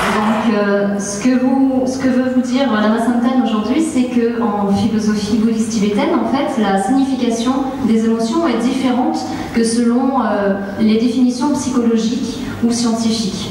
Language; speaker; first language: French; native; French